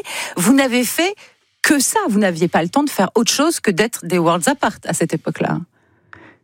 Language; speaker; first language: French; native; French